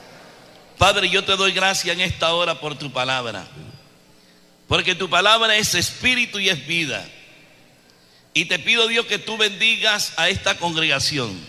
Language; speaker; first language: Spanish; native; Spanish